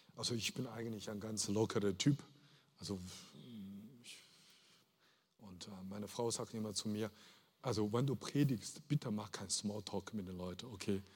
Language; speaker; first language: German; non-native, fluent; Chinese